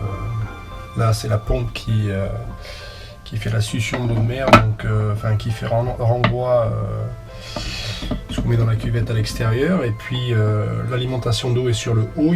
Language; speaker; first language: French; native; French